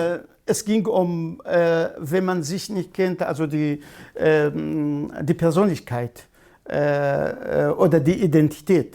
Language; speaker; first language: German; non-native, fluent; Kurdish